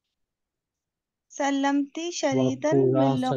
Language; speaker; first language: Arabic; non-native, learner; Urdu